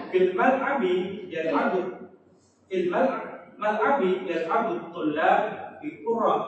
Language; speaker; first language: Arabic; non-native, learner; Indonesian